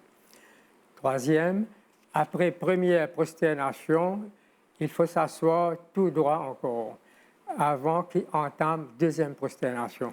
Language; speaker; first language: French; non-native, local second language; Morisyen